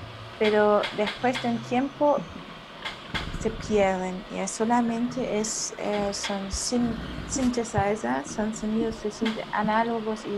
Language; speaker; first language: Spanish; non-native, fluent; German